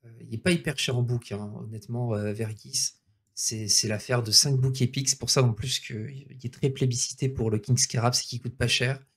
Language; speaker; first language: French; native; French